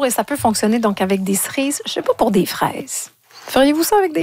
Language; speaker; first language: French; native; French